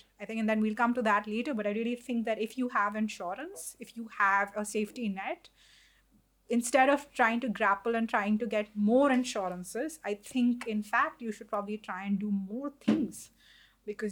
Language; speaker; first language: English; non-native, local second language; Hindi